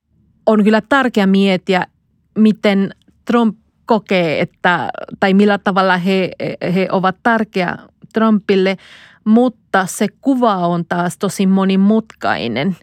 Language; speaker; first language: Finnish; non-native, fluent; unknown